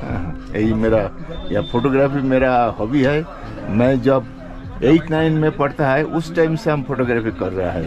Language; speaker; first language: Hindi; non-native, local second language; Bangla